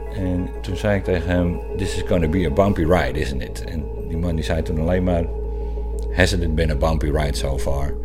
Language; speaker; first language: Dutch; native; Dutch